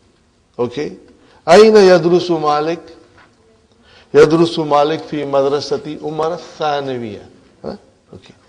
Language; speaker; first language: Arabic; non-native, fluent; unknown